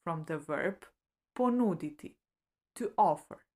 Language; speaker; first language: English; non-native, fluent; Slovenian